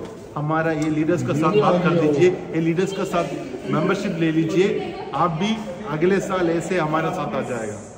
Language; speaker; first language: Hindi; non-native, fluent; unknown